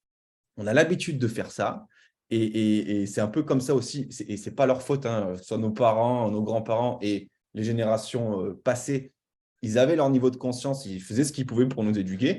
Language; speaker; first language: French; native; French